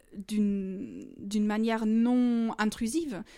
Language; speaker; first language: French; non-native, fluent; German